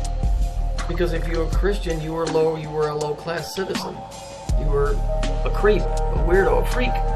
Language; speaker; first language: English; native; English